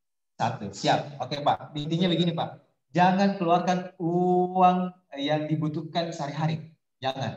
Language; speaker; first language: Indonesian; native; Indonesian